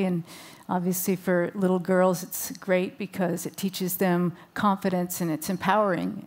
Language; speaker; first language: English; native; English